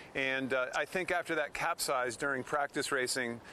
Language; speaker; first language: English; native; English